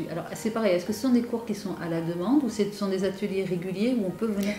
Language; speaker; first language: French; native; French